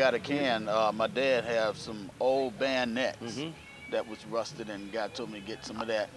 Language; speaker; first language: English; native; English